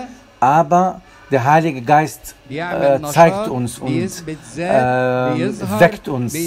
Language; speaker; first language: German; non-native, fluent; Arabic